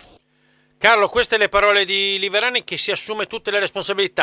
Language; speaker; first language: Italian; native; Italian